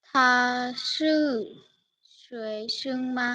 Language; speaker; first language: Chinese; non-native, learner; Lao